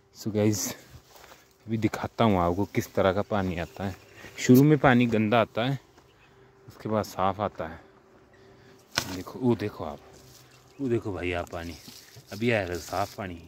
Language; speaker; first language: Hindi; native; Hindi